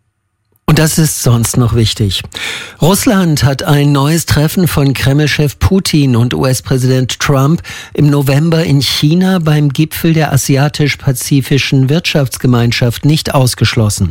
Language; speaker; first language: German; native; German